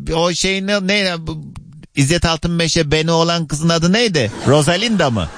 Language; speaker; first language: Turkish; native; Turkish